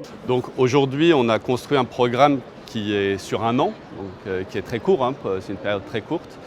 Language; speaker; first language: French; native; French